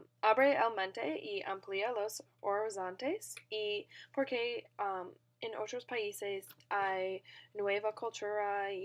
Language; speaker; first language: Spanish; non-native, learner; English